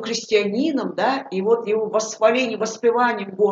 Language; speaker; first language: Russian; native; Russian